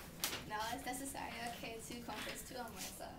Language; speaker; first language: Spanish; non-native, learner; English